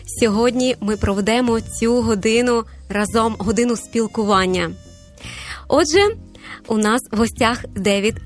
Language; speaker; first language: Ukrainian; native; Ukrainian